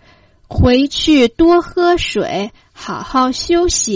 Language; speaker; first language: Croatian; non-native, fluent; Chinese